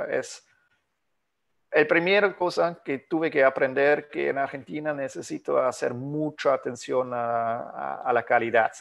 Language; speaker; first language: Spanish; non-native, fluent; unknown